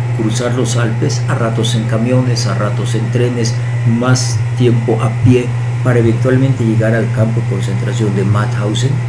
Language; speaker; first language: Spanish; early bilingual, other home language; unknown